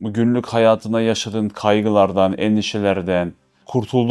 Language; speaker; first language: Turkish; native; Turkish